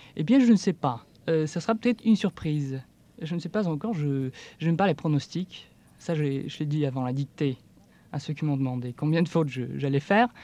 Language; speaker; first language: French; non-native, fluent; Bulgarian